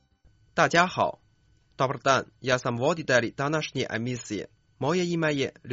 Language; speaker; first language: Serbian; non-native, fluent; Chinese